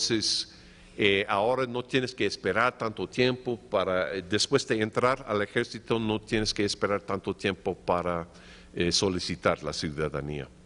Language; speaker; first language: Spanish; non-native, fluent; English